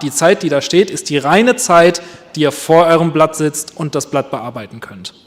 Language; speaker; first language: German; native; German